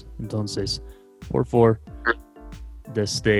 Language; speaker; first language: Spanish; non-native, fluent; English